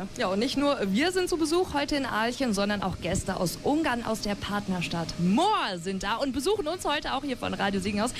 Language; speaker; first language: German; native; German